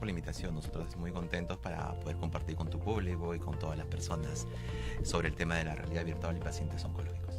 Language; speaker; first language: Spanish; native; Spanish